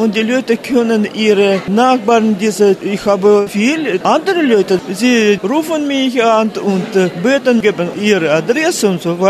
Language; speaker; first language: German; non-native, fluent; Russian